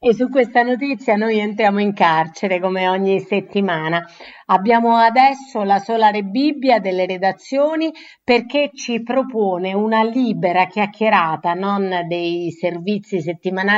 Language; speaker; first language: Italian; native; Italian